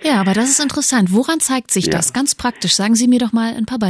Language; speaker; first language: German; native; German